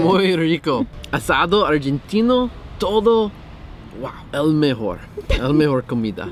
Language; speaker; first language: Spanish; non-native, learner; English